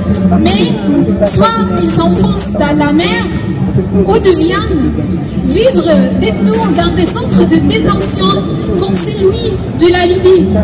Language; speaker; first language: French; non-native, fluent; Arabic